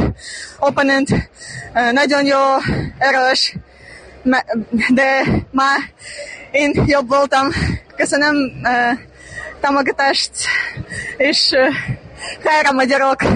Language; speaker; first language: Hungarian; non-native, learner; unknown